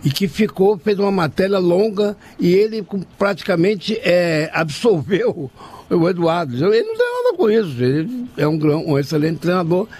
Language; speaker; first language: Portuguese; native; Portuguese